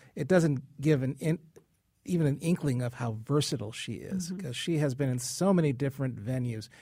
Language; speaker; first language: English; native; English